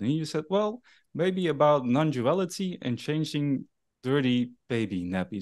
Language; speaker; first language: English; non-native, fluent; Dutch